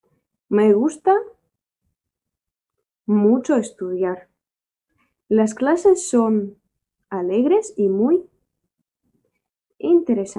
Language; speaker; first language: Spanish; non-native, fluent; Russian